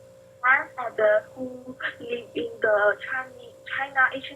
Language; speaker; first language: English; non-native, learner; Chinese